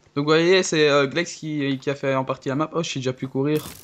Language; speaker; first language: French; native; French